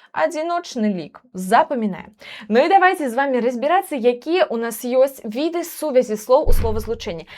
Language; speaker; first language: Belarusian; non-native, local second language; Russian